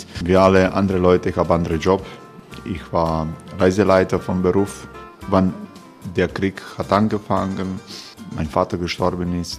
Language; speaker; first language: German; non-native, learner; Croatian